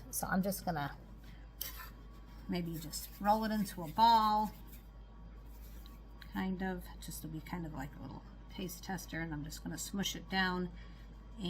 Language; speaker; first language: English; native; English